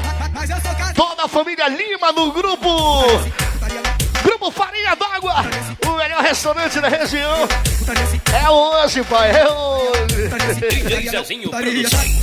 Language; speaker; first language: Portuguese; native; Portuguese